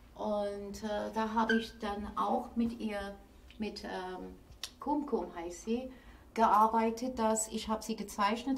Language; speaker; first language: German; non-native, fluent; English